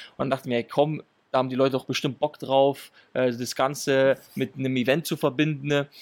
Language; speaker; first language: German; early bilingual, other home language; Italian